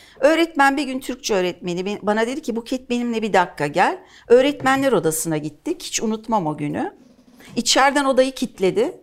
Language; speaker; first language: Turkish; native; Turkish